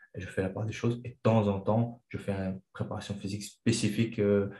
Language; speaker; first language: French; non-native, fluent; Chechen